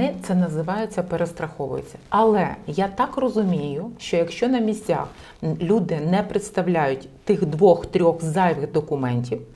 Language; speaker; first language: Ukrainian; native; Ukrainian